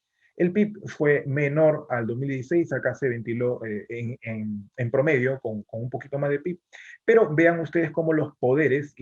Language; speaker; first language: Spanish; native; Spanish